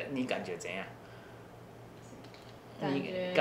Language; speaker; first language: Chinese; non-native, learner; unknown